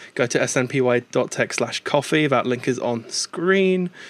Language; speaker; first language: English; native; English